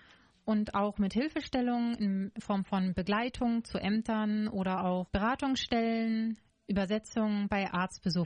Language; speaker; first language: German; native; German